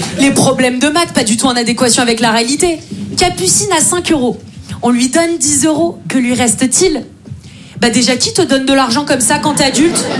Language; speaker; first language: French; native; French